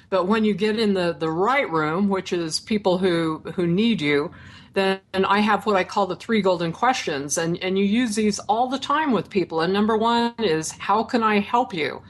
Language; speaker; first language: English; native; English